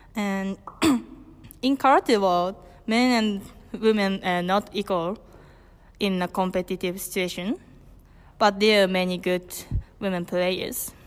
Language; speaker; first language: English; non-native, learner; Japanese